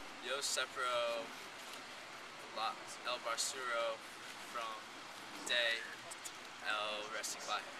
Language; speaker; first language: Spanish; non-native, learner; English